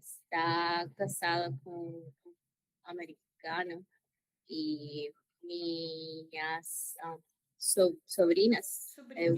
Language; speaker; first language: Portuguese; non-native, learner; Spanish